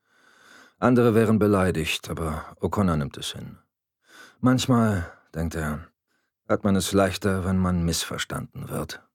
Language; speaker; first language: German; native; German